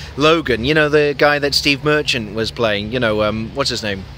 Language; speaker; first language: English; native; English